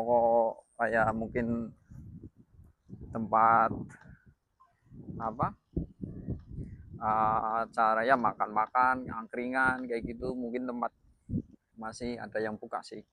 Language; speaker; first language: Indonesian; non-native, local second language; Javanese